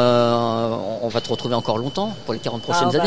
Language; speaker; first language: French; native; French